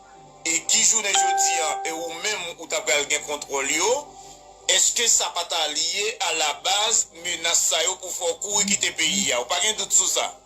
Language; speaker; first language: Haitian Creole; native; Haitian Creole